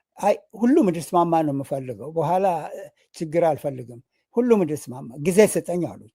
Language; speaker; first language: Amharic; non-native, local second language; Oromo